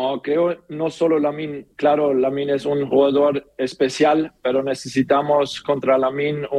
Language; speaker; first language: Spanish; non-native, learner; German